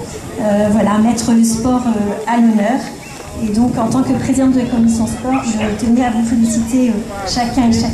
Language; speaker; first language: French; native; French